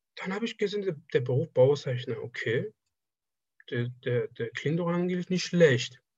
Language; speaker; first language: German; non-native, fluent; Persian